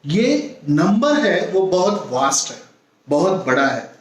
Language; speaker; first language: Hindi; non-native, local second language; Marathi